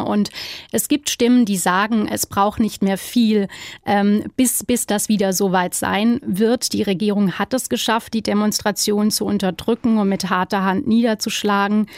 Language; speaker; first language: German; native; German